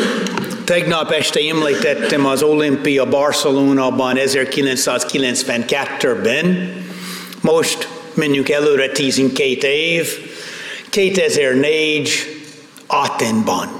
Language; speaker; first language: Hungarian; non-native, fluent; English